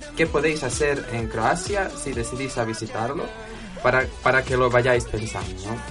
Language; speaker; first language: Spanish; non-native, fluent; Croatian